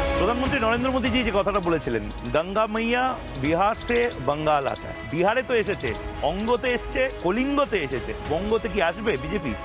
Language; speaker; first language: Bangla; native; Bangla